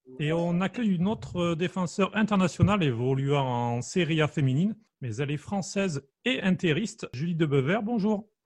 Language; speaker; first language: French; native; French